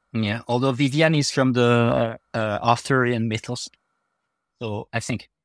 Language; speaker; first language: English; non-native, fluent; French